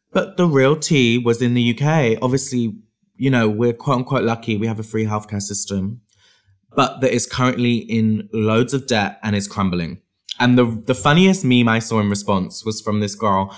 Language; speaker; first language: English; native; English